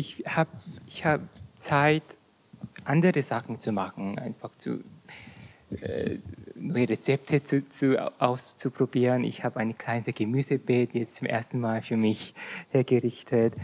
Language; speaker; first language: German; non-native, fluent; Korean